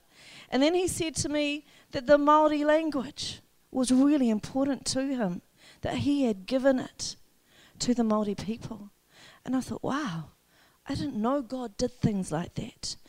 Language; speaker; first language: English; native; English